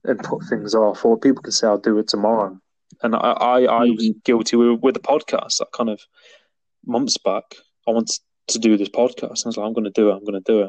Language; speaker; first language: English; native; English